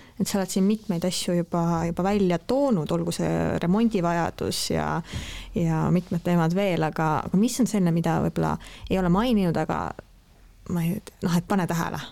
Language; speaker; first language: Estonian; native; Estonian